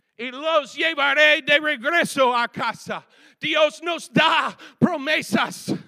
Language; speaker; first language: Spanish; non-native, fluent; English